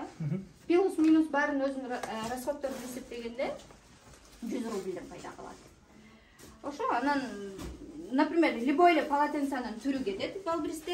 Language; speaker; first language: Kyrgyz; native; Kyrgyz